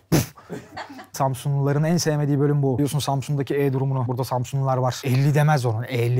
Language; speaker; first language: Turkish; native; Turkish